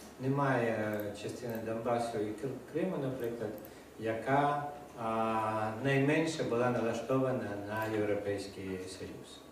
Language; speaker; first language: Ukrainian; non-native, local second language; Russian